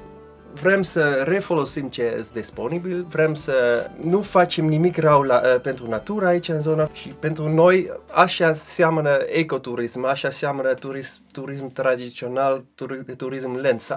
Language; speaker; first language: Romanian; non-native, learner; Dutch